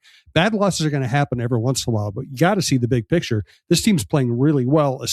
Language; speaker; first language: English; native; English